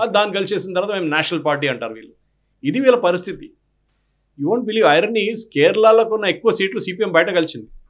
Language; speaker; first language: Telugu; non-native, fluent; Malayalam